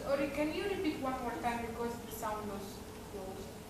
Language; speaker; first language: English; non-native, fluent; Romanian